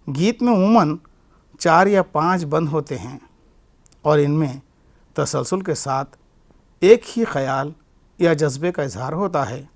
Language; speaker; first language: Urdu; native; Urdu